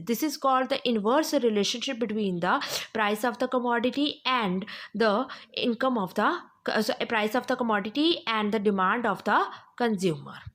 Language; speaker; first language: English; non-native, local second language; Hindi